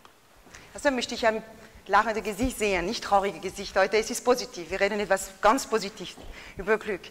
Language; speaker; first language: German; non-native, fluent; French